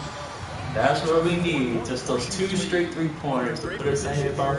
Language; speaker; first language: English; native; English